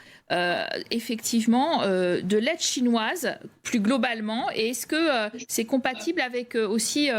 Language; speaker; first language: French; native; French